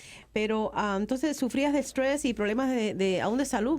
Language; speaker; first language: Spanish; native; Spanish